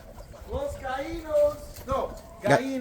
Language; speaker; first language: Spanish; non-native, learner; English